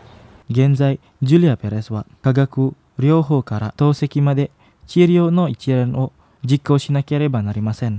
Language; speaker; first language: Japanese; non-native, fluent; Indonesian